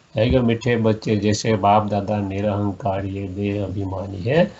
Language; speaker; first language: Hindi; non-native, local second language; Gujarati